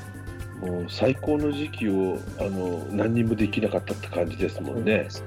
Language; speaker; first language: Japanese; native; Japanese